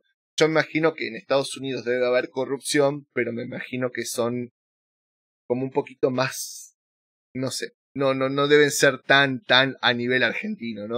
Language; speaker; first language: Spanish; native; Spanish